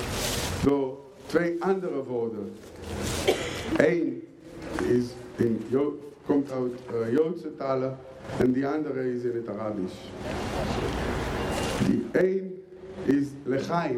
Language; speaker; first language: Dutch; non-native, fluent; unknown